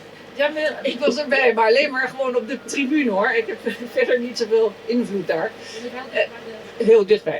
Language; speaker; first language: Dutch; native; Dutch